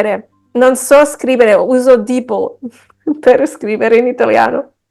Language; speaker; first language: Italian; non-native, fluent; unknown